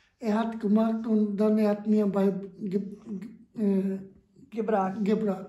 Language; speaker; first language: German; non-native, learner; Urdu